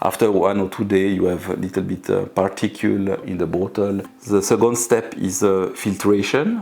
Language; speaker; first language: English; non-native, learner; French